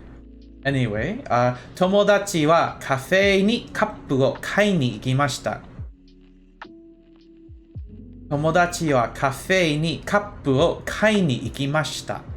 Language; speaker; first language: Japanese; non-native, learner; English